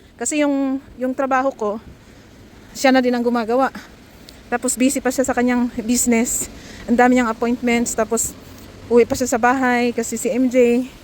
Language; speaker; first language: Filipino; native; Filipino